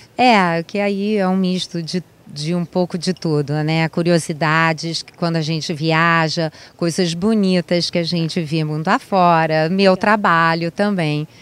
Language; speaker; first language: Portuguese; native; Portuguese